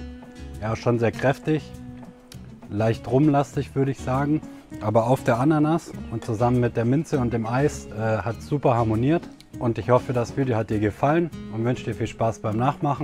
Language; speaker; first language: German; native; German